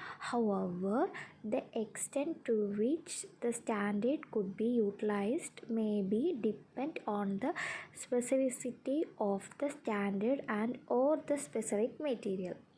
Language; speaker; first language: English; non-native, local second language; Malayalam